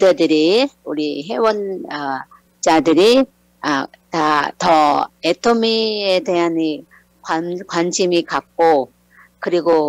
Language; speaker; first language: Korean; non-native, learner; Thai